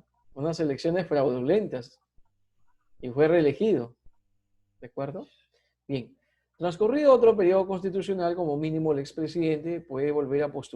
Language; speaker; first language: Spanish; native; Spanish